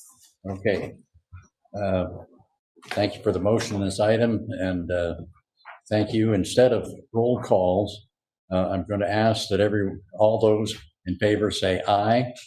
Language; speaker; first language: English; native; English